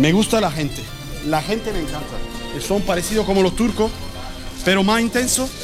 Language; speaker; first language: Spanish; non-native, learner; Turkish